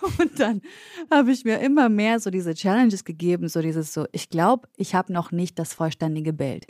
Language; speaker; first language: German; early bilingual, other home language; Kurdish